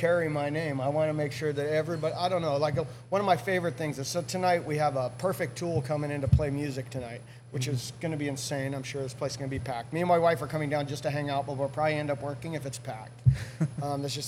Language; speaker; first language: English; native; English